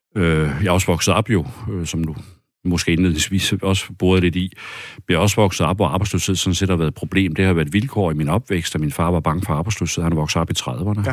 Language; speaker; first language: Danish; native; Danish